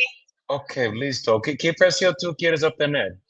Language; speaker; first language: Spanish; non-native, learner; English